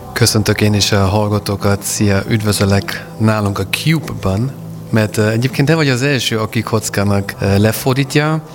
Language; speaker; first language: Hungarian; non-native, fluent; German